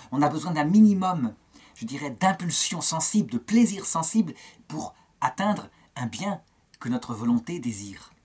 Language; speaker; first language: French; native; French